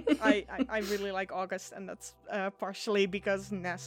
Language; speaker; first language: English; non-native, fluent; Dutch